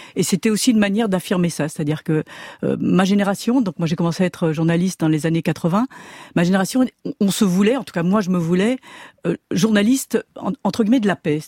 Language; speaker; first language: French; native; French